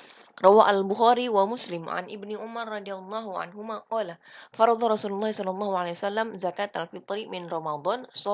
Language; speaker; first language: Arabic; non-native, fluent; Indonesian